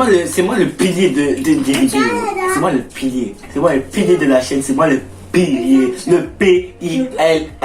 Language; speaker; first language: French; native; French